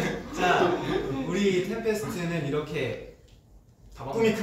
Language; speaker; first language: Korean; native; Korean